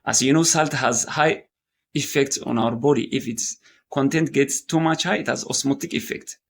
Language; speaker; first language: English; non-native, local second language; Amharic